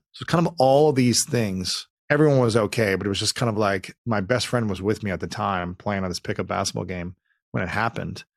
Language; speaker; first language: English; native; English